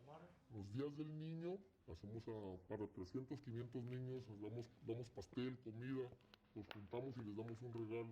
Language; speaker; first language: Spanish; native; Spanish